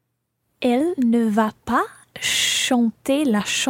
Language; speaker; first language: French; non-native, learner; English